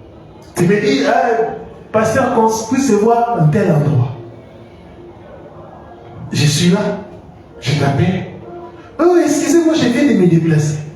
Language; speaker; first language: French; non-native, local second language; Lingala